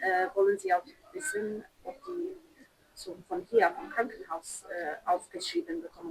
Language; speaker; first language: German; non-native, fluent; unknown